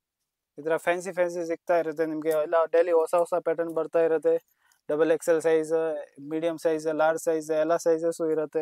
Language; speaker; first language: Kannada; non-native, local second language; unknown